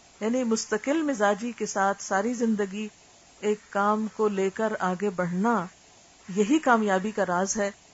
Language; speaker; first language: Urdu; native; Urdu